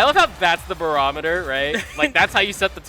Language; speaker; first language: English; native; English